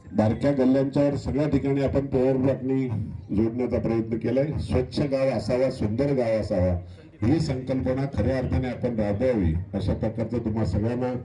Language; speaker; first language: Marathi; native; Marathi